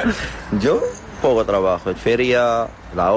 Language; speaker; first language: Spanish; non-native, learner; Arabic